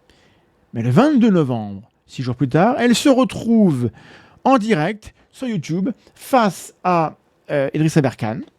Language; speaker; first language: French; native; French